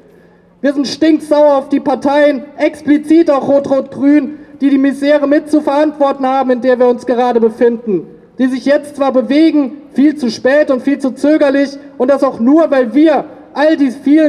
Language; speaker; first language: German; native; German